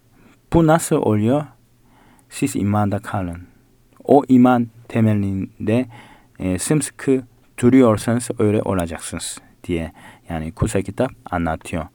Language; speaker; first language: Turkish; non-native, fluent; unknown